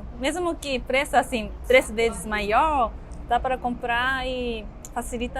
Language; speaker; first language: Portuguese; non-native, learner; Japanese